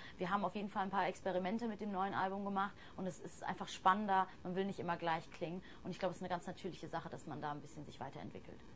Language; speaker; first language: German; early bilingual, other home language; English